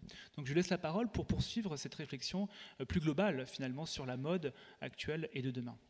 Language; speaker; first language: French; native; French